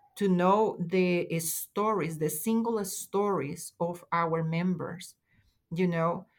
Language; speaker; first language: English; non-native, fluent; Spanish